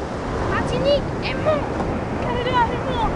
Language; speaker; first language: French; non-native, learner; English